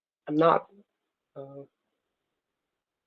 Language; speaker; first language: English; non-native, learner; Vietnamese